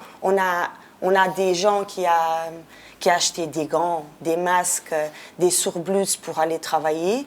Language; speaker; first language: French; non-native, fluent; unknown